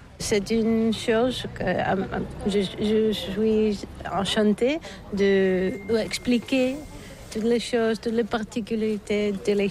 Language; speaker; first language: French; non-native, learner; Bulgarian